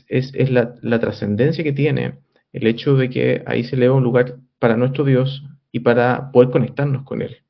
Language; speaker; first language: Spanish; native; Spanish